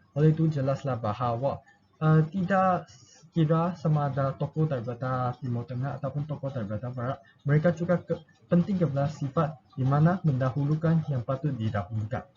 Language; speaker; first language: Malay; non-native, local second language; Chinese